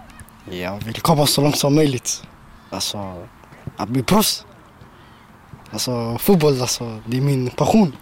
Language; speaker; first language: Swedish; early bilingual, other home language; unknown